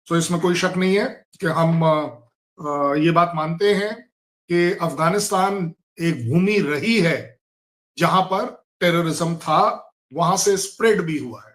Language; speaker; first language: Hindi; native; Hindi